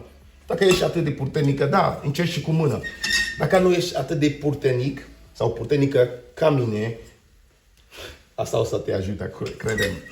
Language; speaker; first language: Romanian; non-native, learner; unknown